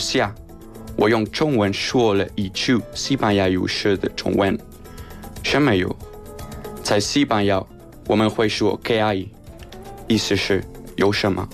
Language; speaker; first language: Chinese; non-native, learner; Spanish